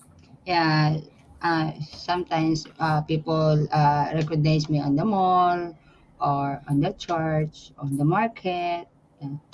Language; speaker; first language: English; non-native, learner; Filipino